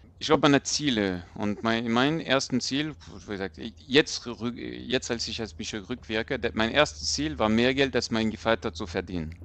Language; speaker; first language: German; non-native, fluent; French